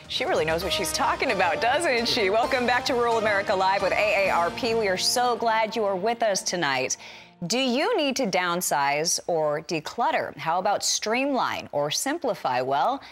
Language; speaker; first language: English; native; English